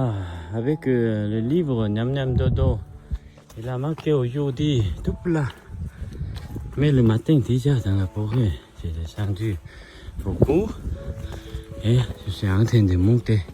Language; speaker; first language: French; non-native, learner; Korean